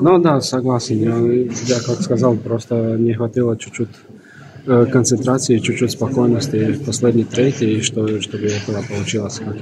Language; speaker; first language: Russian; non-native, fluent; Croatian